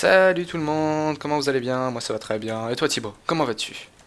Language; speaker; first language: French; native; French